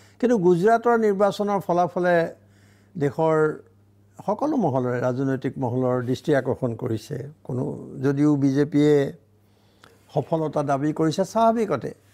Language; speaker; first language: Assamese; native; Assamese